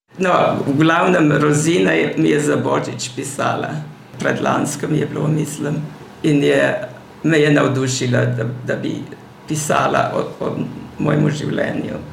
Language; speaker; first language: Slovenian; native; Slovenian